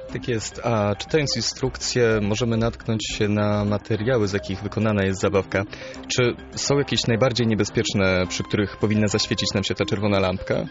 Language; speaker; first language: Polish; native; Polish